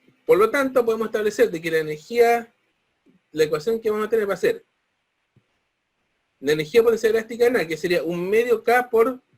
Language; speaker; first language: Spanish; native; Spanish